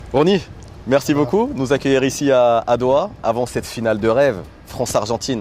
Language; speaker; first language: French; native; French